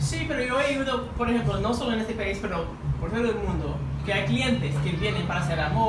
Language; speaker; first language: Spanish; non-native, learner; English